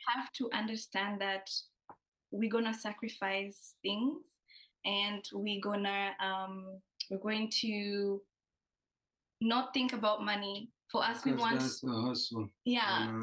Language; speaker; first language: English; non-native, local second language; Swahili